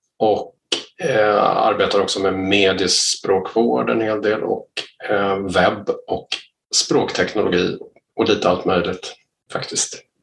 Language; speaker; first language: Swedish; native; Swedish